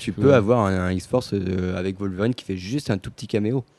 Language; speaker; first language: French; native; French